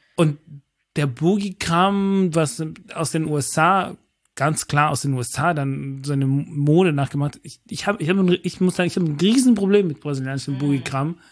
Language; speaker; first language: German; non-native, fluent; Portuguese